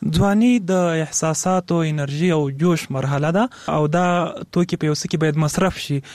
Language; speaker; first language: Pashto; native; Pashto